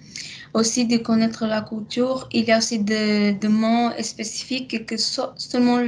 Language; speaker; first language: French; non-native, learner; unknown